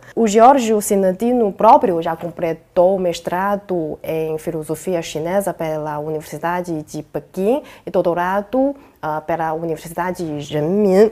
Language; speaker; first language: Portuguese; non-native, fluent; Chinese